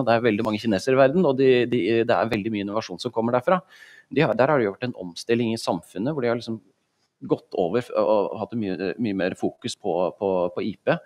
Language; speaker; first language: Norwegian; native; Norwegian